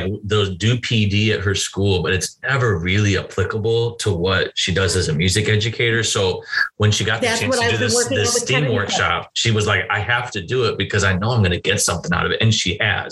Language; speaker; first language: English; native; English